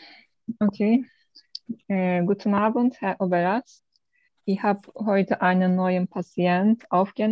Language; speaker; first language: German; non-native, learner; Turkish